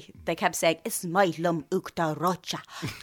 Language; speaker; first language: English; native; English